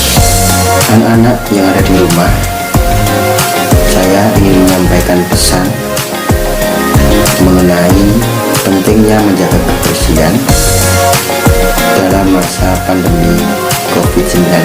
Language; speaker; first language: Indonesian; native; Indonesian